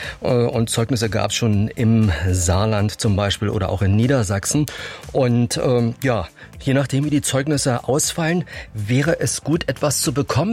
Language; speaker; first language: German; native; German